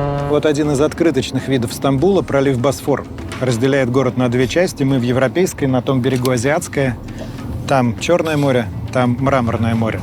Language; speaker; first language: Russian; native; Russian